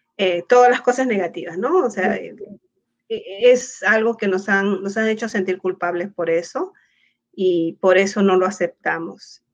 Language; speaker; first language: Spanish; native; Spanish